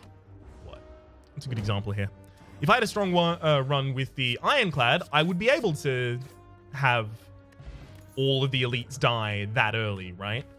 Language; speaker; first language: English; native; English